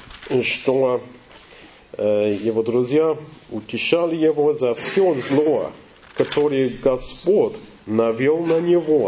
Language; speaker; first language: Russian; non-native, learner; English